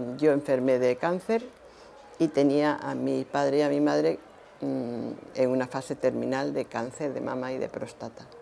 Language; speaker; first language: Spanish; native; Spanish